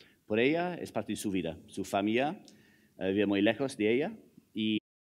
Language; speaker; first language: Spanish; non-native, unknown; English